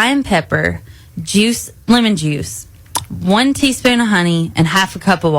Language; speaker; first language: English; native; English